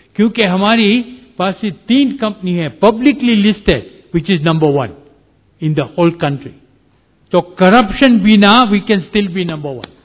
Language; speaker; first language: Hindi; non-native, fluent; Gujarati